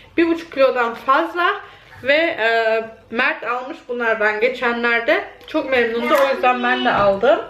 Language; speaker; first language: Turkish; native; Turkish